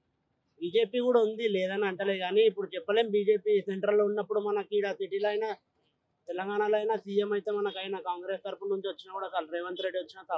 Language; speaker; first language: Telugu; native; Telugu